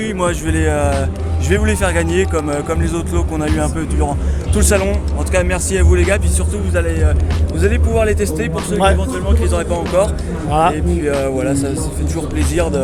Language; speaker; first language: French; native; French